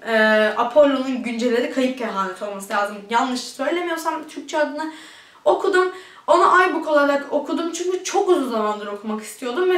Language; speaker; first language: Turkish; early bilingual, heritage; Turkish